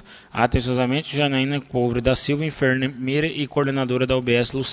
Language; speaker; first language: Portuguese; native; Portuguese